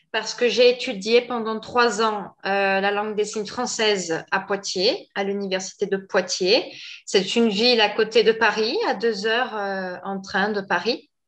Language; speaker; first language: French; native; French